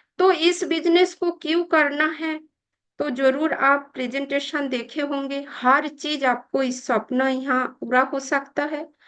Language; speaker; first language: Hindi; non-native, local second language; Bangla